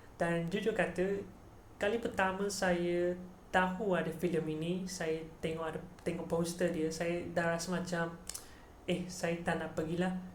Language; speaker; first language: Malay; non-native, local second language; Chinese